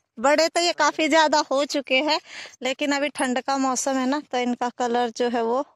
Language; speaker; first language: Hindi; native; Hindi